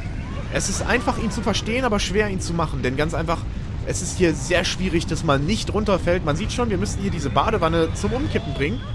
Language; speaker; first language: German; native; German